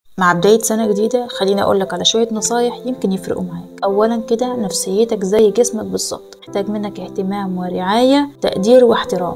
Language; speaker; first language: Arabic; native; Arabic